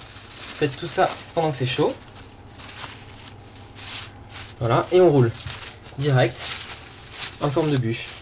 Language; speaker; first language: French; native; French